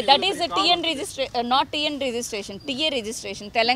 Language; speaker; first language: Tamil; non-native, learner; Telugu